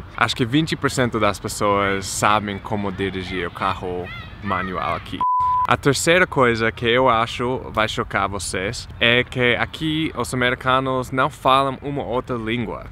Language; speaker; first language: Portuguese; non-native, fluent; English